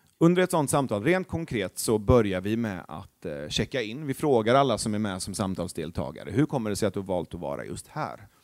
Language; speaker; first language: Swedish; early bilingual, other home language; Persian